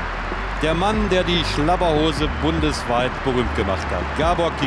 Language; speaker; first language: German; native; German